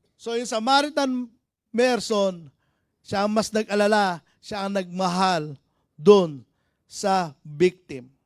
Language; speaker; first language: Filipino; native; Filipino